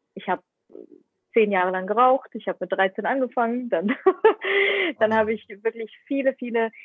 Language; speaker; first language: German; non-native, fluent; Ukrainian